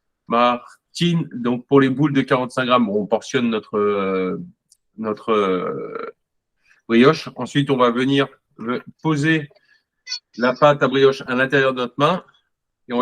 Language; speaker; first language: French; native; French